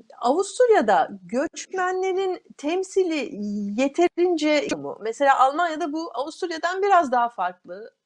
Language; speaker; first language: Turkish; native; Turkish